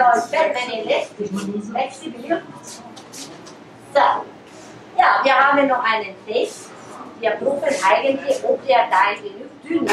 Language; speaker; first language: German; non-native, fluent; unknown